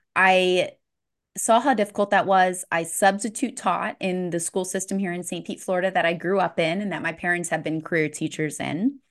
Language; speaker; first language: English; native; English